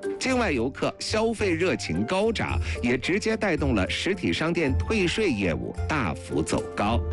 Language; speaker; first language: Chinese; native; Chinese